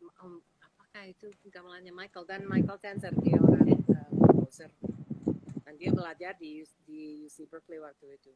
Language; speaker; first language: Indonesian; non-native, fluent; English